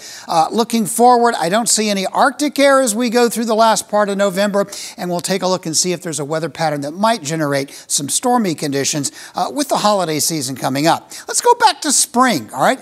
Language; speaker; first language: English; native; English